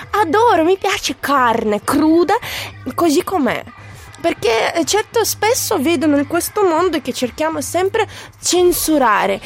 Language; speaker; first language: Italian; non-native, fluent; Russian